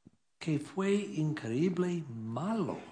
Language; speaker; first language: Spanish; non-native, learner; English